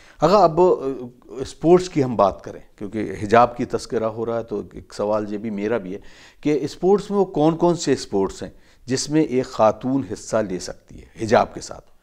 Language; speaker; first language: Urdu; native; Urdu